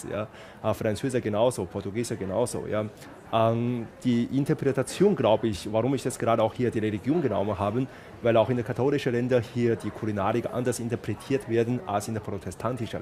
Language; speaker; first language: German; non-native, fluent; Chinese